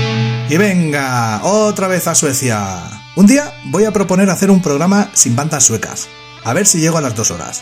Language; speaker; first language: Spanish; native; Spanish